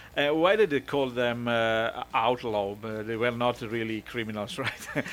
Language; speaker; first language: English; non-native, fluent; Italian